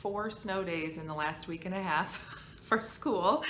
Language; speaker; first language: English; native; English